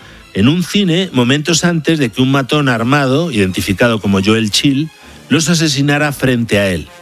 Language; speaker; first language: Spanish; native; Spanish